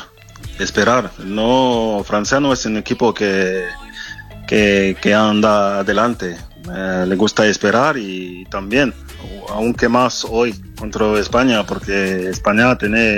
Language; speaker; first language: Spanish; non-native, fluent; French